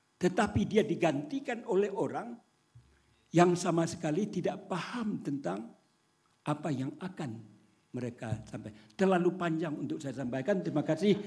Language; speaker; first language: Indonesian; non-native, local second language; Minangkabau